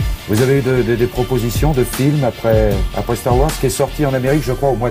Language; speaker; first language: French; native; French